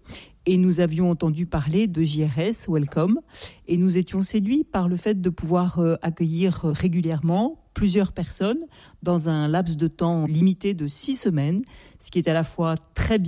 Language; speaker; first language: French; native; French